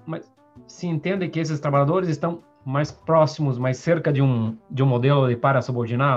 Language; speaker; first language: Spanish; non-native, fluent; Portuguese